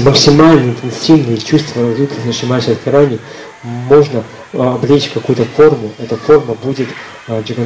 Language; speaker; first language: Russian; native; Russian